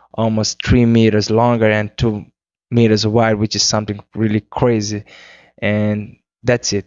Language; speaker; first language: English; non-native, fluent; Kabuverdianu